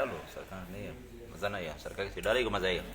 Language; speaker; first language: Hindi; non-native, learner; Pashto